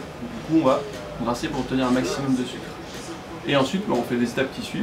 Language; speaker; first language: French; native; French